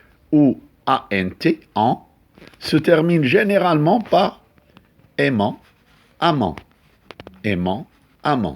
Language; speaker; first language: French; non-native, local second language; Arabic